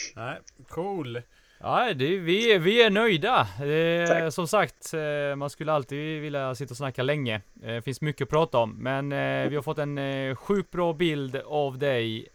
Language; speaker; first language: Swedish; native; Swedish